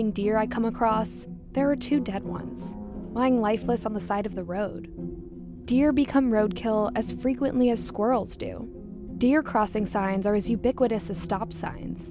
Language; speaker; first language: English; native; English